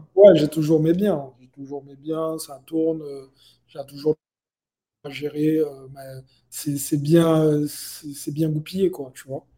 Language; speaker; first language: French; native; French